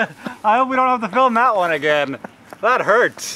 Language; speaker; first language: English; native; English